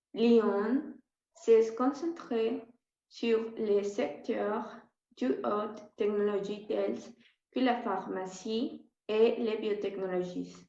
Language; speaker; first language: French; non-native, learner; Spanish